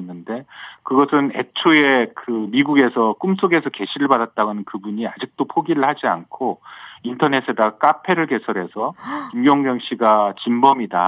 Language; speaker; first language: Korean; native; Korean